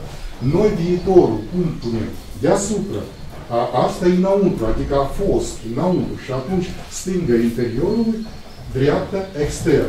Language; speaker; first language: Romanian; non-native, local second language; Russian